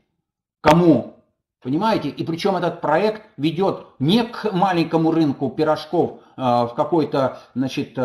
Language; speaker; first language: Russian; native; Russian